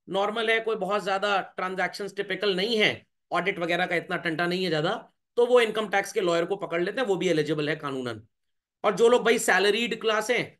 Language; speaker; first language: Hindi; native; Hindi